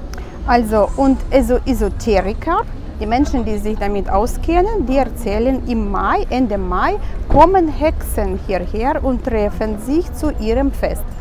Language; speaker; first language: German; non-native, learner; Russian